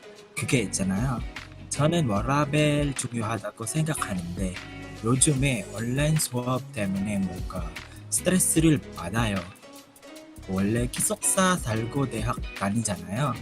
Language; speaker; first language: Korean; non-native, learner; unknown